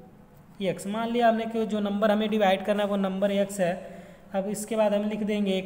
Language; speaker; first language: Hindi; native; Hindi